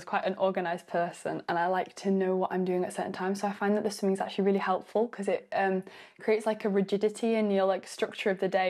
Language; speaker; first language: English; native; English